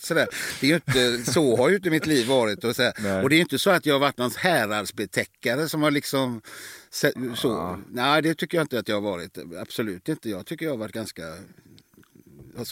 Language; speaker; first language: Swedish; native; Swedish